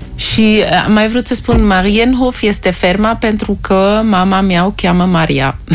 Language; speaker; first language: Romanian; early bilingual, heritage; Romanian